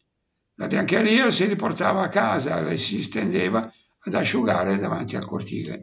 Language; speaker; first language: Italian; native; Italian